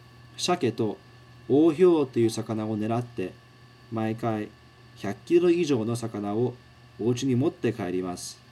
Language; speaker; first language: Japanese; early bilingual, heritage; Japanese